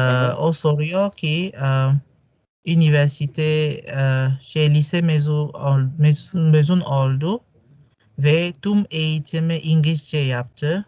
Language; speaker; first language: Turkish; non-native, fluent; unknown